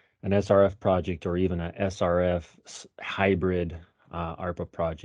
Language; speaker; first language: English; native; English